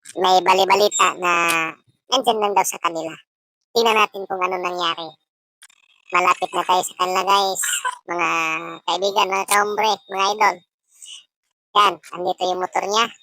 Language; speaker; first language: Filipino; non-native, local second language; Cebuano